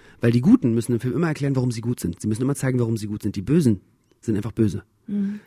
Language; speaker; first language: German; early bilingual, other home language; Russian